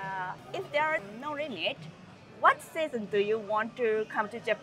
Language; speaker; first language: English; non-native, learner; Japanese